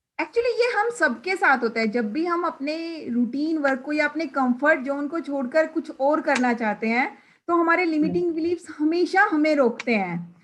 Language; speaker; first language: Hindi; native; Hindi